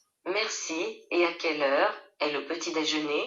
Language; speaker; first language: French; native; French